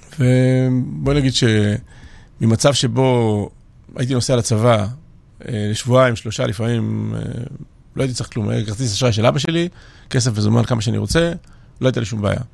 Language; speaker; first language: Hebrew; early bilingual, other home language; Georgian